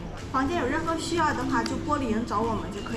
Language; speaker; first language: Chinese; native; Chinese